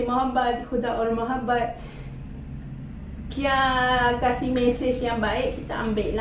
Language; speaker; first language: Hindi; non-native, learner; Malay